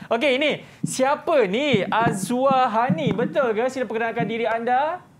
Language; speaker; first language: Malay; native; Malay